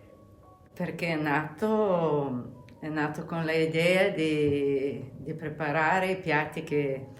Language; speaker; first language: Italian; non-native, fluent; Bulgarian